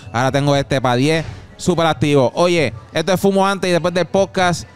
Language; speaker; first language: Spanish; early bilingual, heritage; Spanish